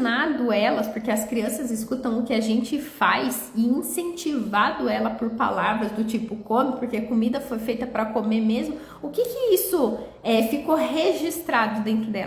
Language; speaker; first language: Portuguese; native; Portuguese